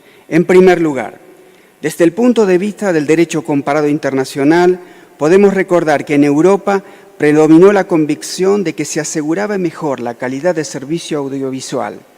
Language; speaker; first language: Spanish; native; Spanish